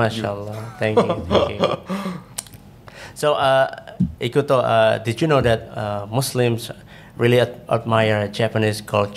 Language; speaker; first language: English; non-native, fluent; Indonesian